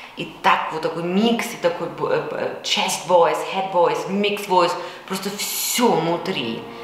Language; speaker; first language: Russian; early bilingual, heritage; Russian